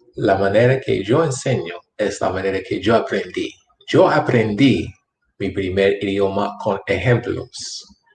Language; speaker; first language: Spanish; non-native, fluent; English